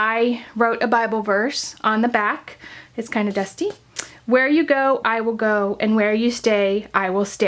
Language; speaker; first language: English; native; English